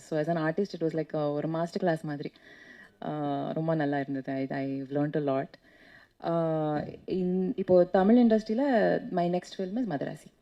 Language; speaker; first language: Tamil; non-native, learner; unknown